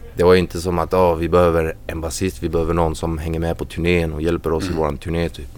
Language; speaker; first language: Swedish; non-native, fluent; French